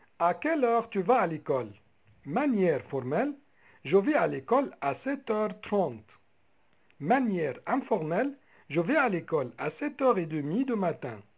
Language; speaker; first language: French; non-native, local second language; Arabic